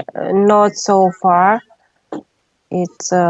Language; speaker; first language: English; non-native, learner; Russian